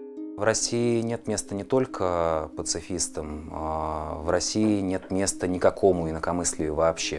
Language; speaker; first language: Russian; native; Russian